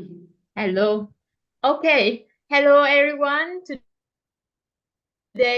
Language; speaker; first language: English; non-native, learner; Vietnamese